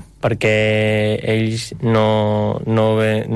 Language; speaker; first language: Catalan; non-native, local second language; Spanish